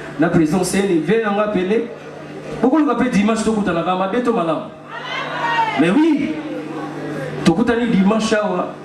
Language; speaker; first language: Lingala; native; Lingala